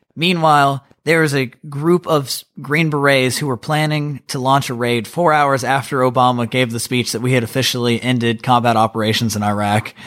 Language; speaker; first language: English; native; English